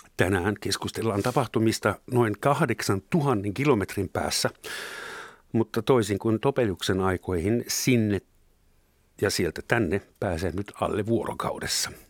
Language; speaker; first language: Finnish; native; Finnish